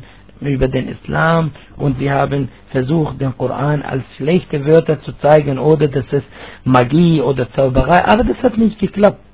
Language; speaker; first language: German; non-native, fluent; Arabic